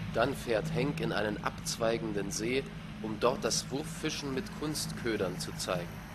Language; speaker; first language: German; native; German